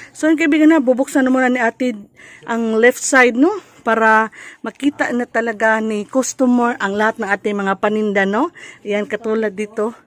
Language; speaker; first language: Filipino; non-native, local second language; Cebuano